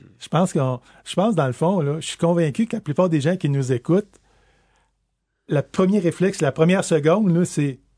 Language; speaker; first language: French; native; French